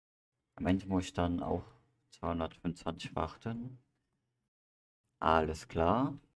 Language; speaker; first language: German; native; German